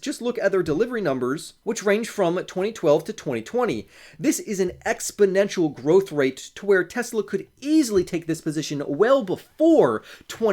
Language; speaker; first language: English; native; English